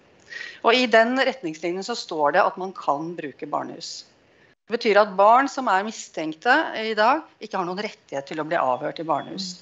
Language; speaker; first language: Norwegian; native; Norwegian